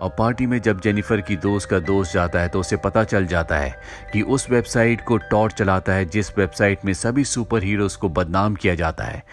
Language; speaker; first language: Hindi; native; Hindi